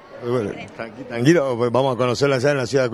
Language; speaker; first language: Spanish; native; Spanish